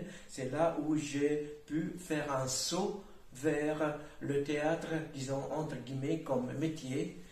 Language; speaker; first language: French; non-native, fluent; Italian